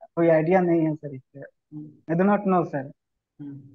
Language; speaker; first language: Hindi; native; Hindi